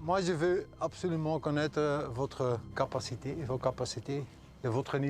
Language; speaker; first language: French; non-native, local second language; Dutch